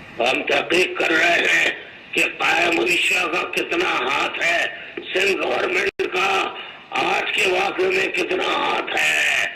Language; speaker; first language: Urdu; native; Urdu